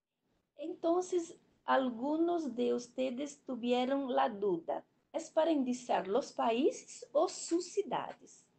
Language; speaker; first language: Spanish; non-native, learner; Portuguese